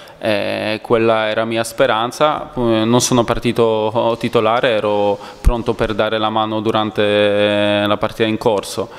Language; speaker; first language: Italian; non-native, fluent; Polish